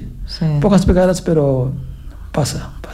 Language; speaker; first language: Catalan; non-native, fluent; Fula